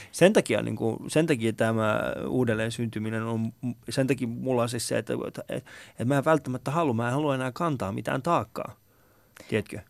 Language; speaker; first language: Finnish; early bilingual, other home language; Persian